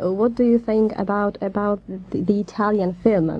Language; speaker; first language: English; non-native, fluent; Polish